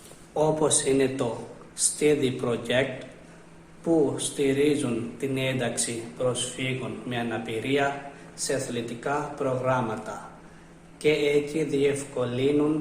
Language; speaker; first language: Greek; non-native, fluent; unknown